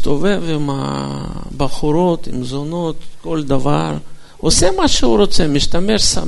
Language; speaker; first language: Hebrew; non-native, fluent; Russian